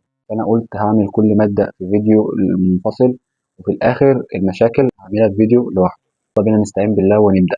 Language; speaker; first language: Arabic; native; Arabic